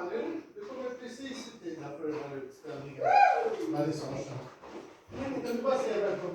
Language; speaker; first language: Swedish; native; Swedish